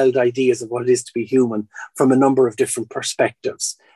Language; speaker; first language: English; native; English